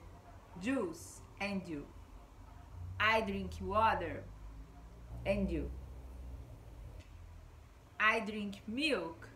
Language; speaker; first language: English; non-native, fluent; Portuguese